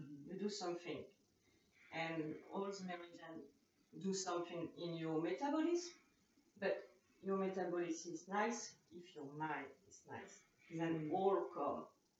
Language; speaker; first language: English; non-native, learner; French